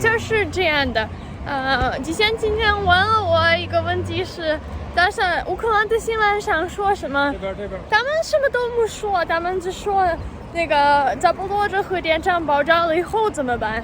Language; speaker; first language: Chinese; non-native, fluent; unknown